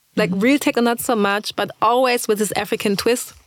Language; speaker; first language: English; early bilingual, other home language; German